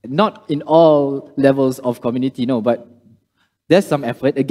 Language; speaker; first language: English; non-native, local second language; Malay